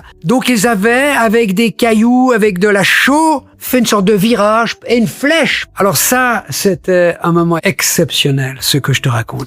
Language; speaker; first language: French; native; French